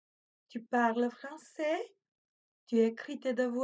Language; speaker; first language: French; non-native, fluent; Macedonian